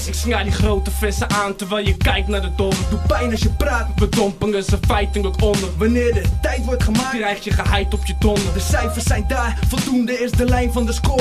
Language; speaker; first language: Dutch; native; Dutch